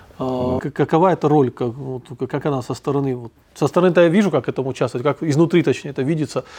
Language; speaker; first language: Russian; non-native, local second language; Ossetic